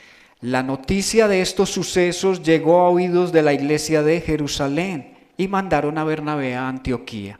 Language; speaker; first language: Spanish; native; Spanish